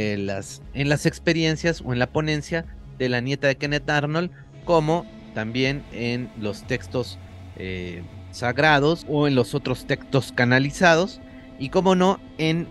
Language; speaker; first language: Spanish; native; Spanish